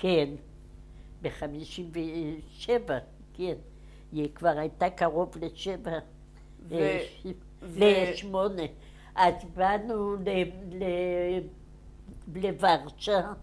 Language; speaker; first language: Hebrew; non-native, fluent; Yiddish